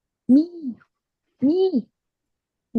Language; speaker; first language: English; non-native, learner; Vietnamese